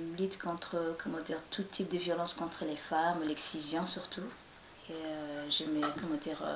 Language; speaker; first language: French; non-native, local second language; Somali